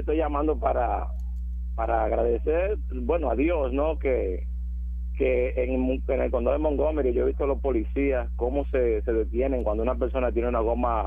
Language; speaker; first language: Spanish; native; Spanish